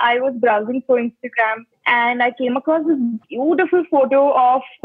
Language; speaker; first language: English; non-native, local second language; Hindi